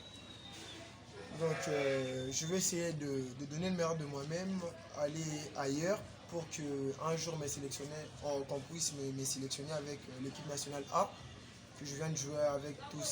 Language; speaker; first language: French; non-native, local second language; Lingala